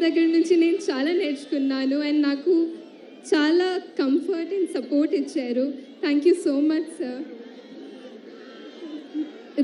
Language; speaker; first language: Telugu; non-native, fluent; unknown